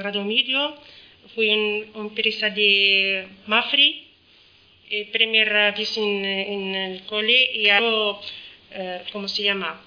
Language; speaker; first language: Spanish; non-native, learner; Arabic